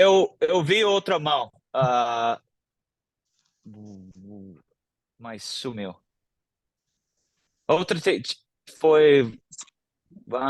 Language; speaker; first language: Portuguese; non-native, fluent; English